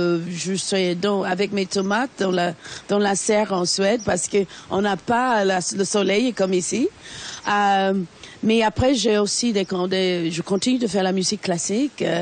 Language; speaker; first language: French; non-native, fluent; English